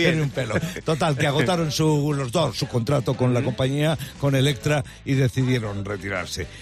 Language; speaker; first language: Spanish; native; Spanish